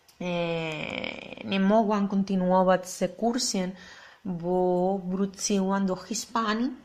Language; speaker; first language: Polish; non-native, learner; Spanish